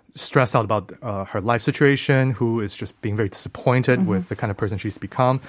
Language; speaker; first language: English; non-native, fluent; Chinese